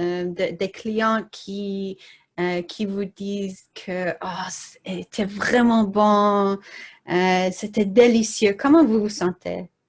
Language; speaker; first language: French; non-native, learner; English